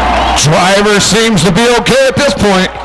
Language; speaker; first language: English; native; English